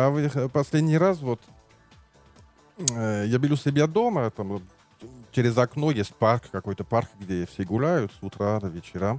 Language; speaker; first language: Russian; non-native, learner; French